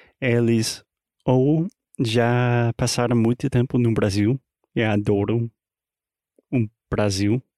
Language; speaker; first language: Portuguese; non-native, fluent; English